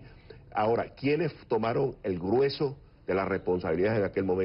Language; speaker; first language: Spanish; native; Spanish